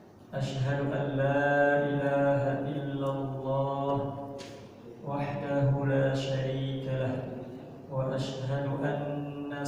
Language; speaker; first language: Arabic; non-native, fluent; Indonesian